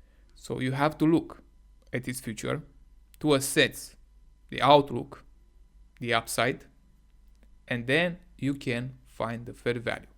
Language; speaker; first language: English; non-native, fluent; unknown